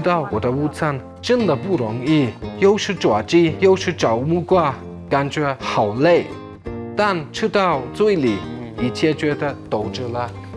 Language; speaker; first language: Chinese; non-native, fluent; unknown